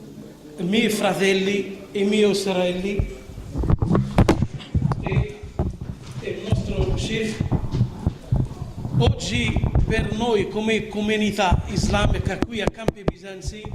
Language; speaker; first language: Italian; non-native, learner; Arabic